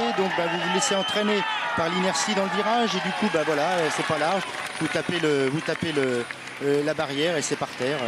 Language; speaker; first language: French; native; French